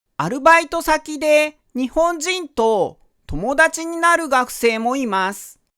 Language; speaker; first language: Japanese; native; Japanese